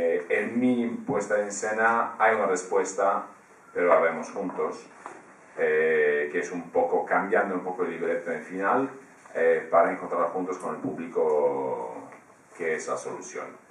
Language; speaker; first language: Spanish; non-native, fluent; Polish